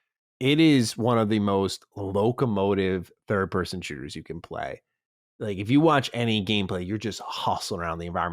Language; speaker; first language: English; native; English